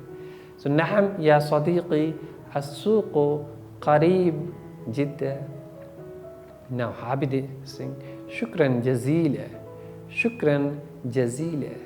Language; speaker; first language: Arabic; non-native, fluent; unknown